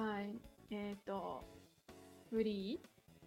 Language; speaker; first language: Japanese; non-native, learner; English